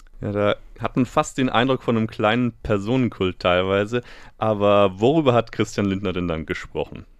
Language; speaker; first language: German; native; German